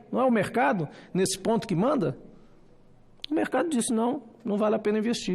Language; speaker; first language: Portuguese; native; Portuguese